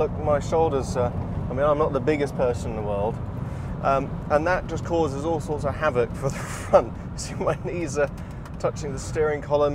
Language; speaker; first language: English; native; English